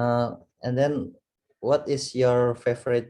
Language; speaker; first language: English; non-native, learner; Indonesian